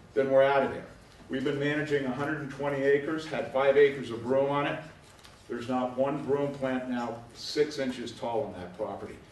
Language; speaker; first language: English; native; English